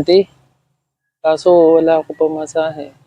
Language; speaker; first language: Filipino; non-native, learner; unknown